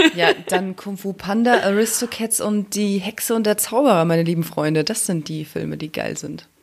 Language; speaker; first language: German; early bilingual, other home language; Russian